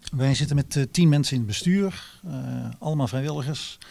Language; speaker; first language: Dutch; native; Dutch